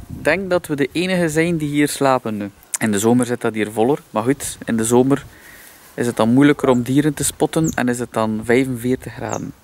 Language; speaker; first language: Dutch; native; Dutch